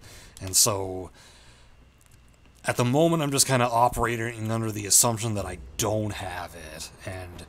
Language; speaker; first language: English; native; English